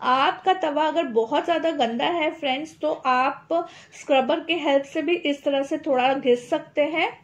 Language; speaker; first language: Hindi; non-native, local second language; Gujarati